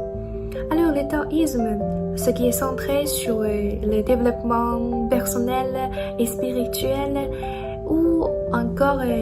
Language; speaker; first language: French; non-native, learner; Chinese